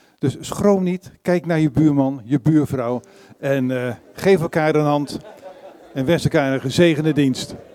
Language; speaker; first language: Dutch; native; Dutch